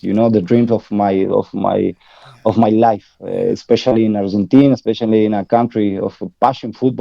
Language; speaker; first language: English; non-native, learner; Spanish